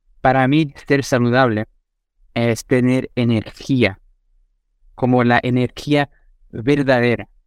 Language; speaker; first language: Spanish; non-native, fluent; Portuguese